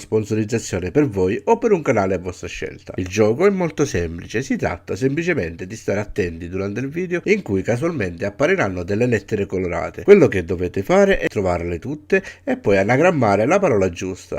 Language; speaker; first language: Italian; native; Italian